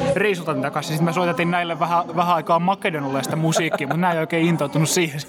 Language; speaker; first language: Finnish; native; Finnish